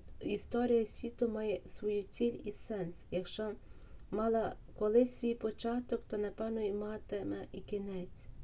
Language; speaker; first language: Ukrainian; native; Ukrainian